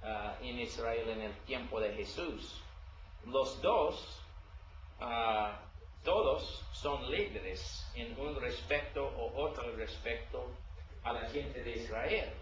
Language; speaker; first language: Spanish; non-native, learner; English